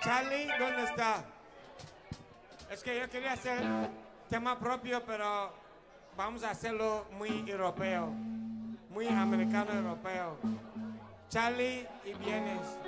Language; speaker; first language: Spanish; non-native, fluent; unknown